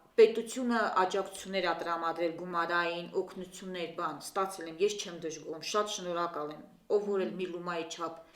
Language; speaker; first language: Armenian; native; Armenian